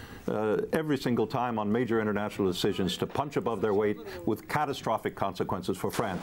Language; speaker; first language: English; native; English